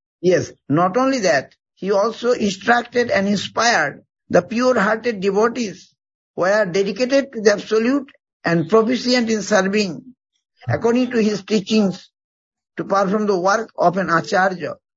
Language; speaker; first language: English; non-native, local second language; Bangla